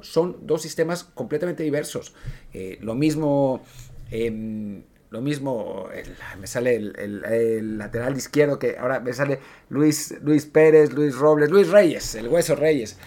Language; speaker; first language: Spanish; native; Spanish